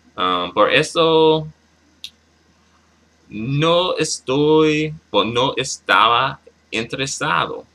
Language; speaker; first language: Spanish; non-native, learner; English